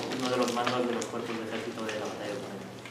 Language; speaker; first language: Spanish; native; Spanish